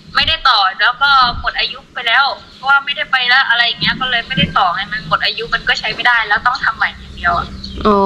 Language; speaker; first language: Thai; non-native, fluent; Burmese